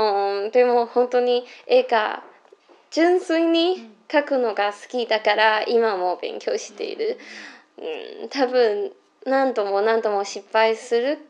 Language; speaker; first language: Japanese; non-native, learner; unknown